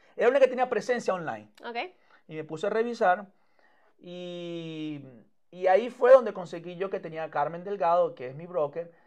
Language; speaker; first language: Spanish; native; Spanish